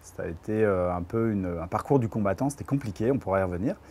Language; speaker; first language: French; native; French